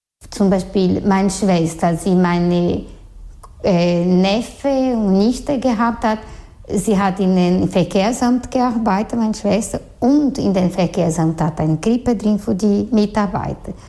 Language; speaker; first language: German; non-native, fluent; Portuguese